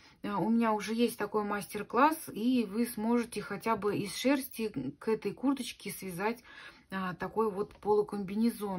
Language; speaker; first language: Russian; native; Russian